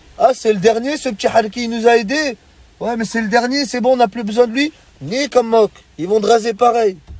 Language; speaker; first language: French; early bilingual, other home language; Arabic